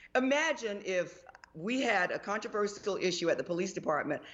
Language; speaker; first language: English; native; English